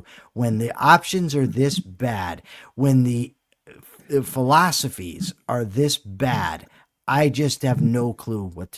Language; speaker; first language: English; native; English